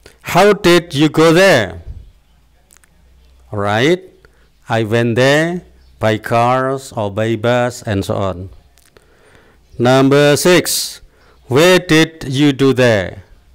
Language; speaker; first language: English; non-native, fluent; Indonesian